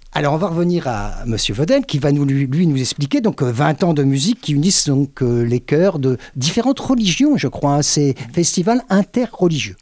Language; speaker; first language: French; native; French